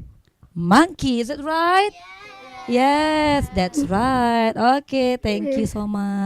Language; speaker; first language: English; non-native, learner; Indonesian